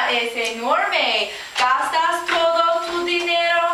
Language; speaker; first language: Spanish; non-native, learner; English